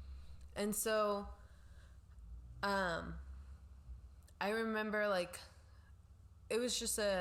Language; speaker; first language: English; non-native, local second language; Spanish